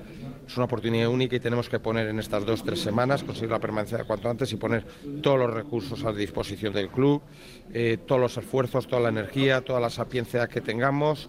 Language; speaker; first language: Spanish; native; Spanish